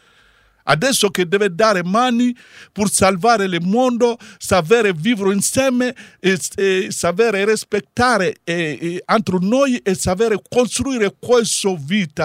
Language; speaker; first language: Italian; non-native, learner; Bambara